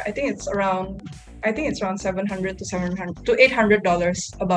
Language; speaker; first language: English; non-native, fluent; Indonesian